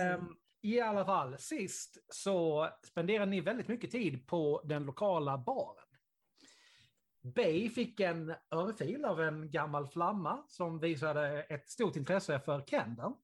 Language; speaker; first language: Swedish; native; Swedish